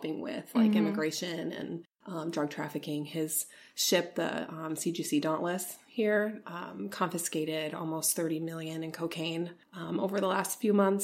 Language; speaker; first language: English; native; English